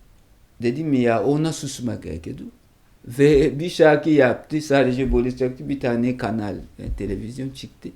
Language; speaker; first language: Turkish; non-native, learner; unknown